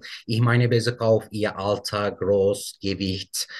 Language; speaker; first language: German; non-native, learner; Turkish